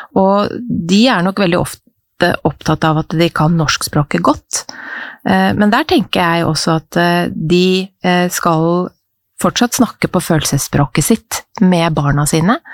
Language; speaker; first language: Norwegian; native; Norwegian